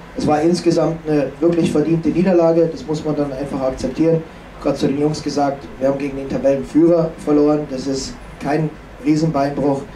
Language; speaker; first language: German; native; German